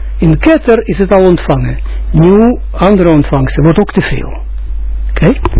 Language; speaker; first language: Dutch; non-native, fluent; Russian